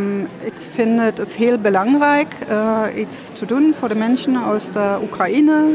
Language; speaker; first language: Dutch; non-native, fluent; German